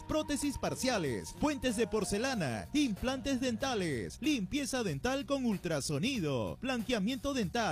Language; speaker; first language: Spanish; native; Spanish